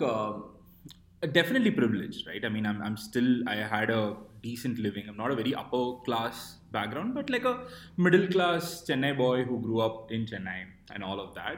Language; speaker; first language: English; non-native, local second language; Tamil